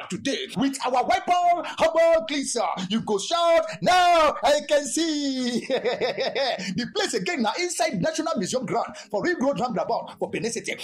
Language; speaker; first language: Nigerian Pidgin; non-native, local second language; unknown